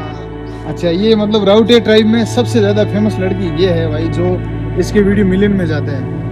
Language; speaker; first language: Hindi; native; Hindi